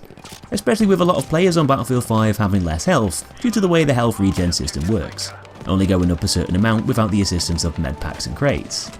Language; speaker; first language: English; native; English